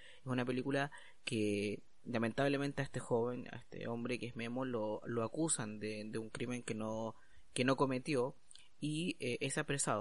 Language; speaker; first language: Spanish; native; Spanish